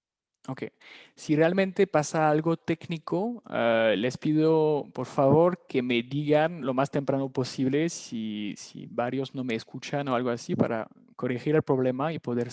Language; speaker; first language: Spanish; non-native, fluent; French